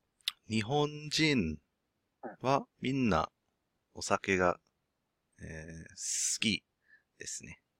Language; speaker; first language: Japanese; non-native, learner; English